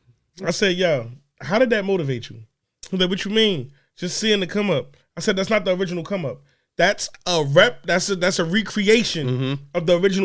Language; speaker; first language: English; native; English